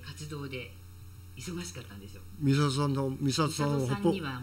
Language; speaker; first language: Japanese; native; Japanese